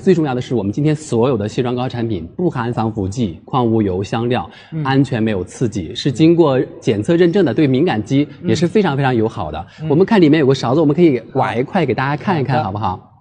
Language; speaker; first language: Chinese; native; Chinese